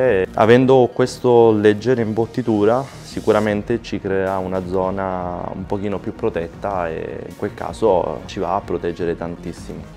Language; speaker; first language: Italian; native; Italian